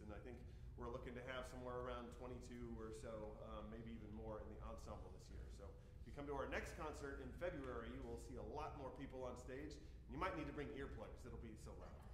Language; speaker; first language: English; native; English